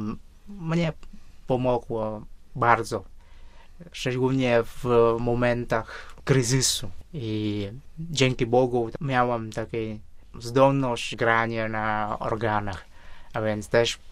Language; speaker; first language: Polish; non-native, fluent; Vietnamese